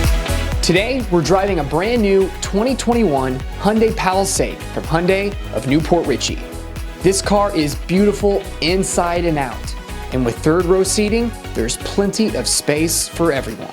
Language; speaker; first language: English; native; English